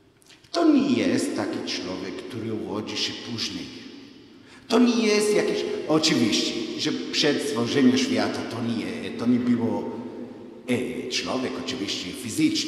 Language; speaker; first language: Polish; non-native, fluent; Hebrew